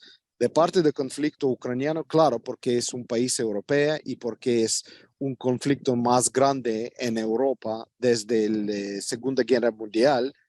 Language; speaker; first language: Spanish; non-native, fluent; Ukrainian